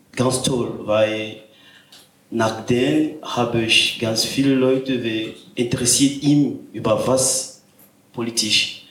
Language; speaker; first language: German; non-native, learner; French